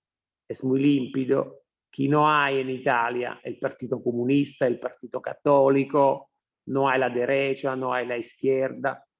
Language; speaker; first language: Spanish; non-native, fluent; Italian